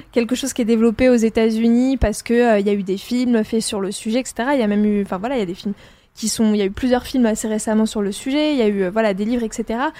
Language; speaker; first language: French; native; French